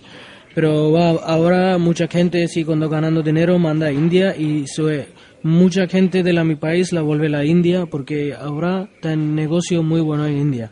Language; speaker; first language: Spanish; non-native, learner; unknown